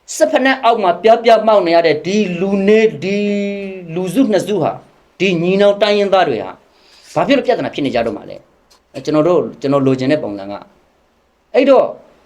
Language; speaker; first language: Burmese; native; Burmese